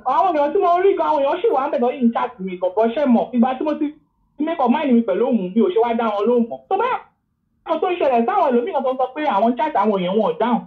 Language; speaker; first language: Yoruba; native; Yoruba